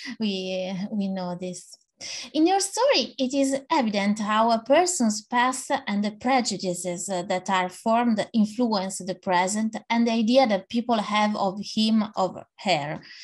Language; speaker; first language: English; non-native, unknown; Italian